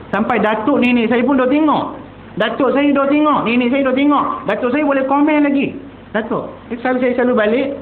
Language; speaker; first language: Malay; non-native, local second language; Tamil